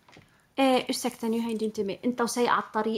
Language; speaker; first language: Swedish; non-native, fluent; Arabic